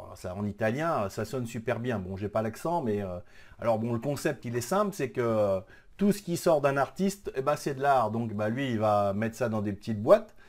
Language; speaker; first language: French; native; French